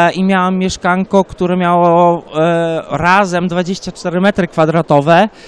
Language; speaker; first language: Polish; early bilingual, heritage; Polish